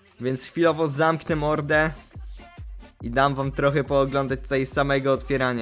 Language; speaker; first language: Polish; native; Polish